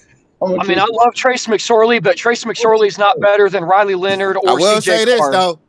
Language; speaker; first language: English; native; English